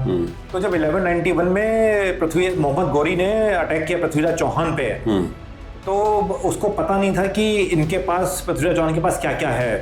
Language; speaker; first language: Hindi; native; Hindi